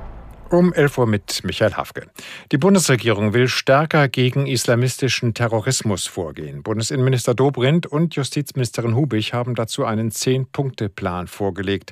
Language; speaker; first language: German; native; German